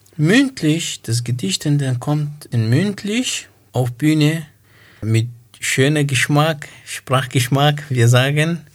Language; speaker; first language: German; non-native, learner; Kurdish